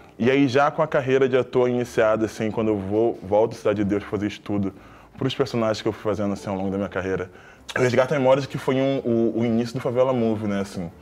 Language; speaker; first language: Portuguese; native; Portuguese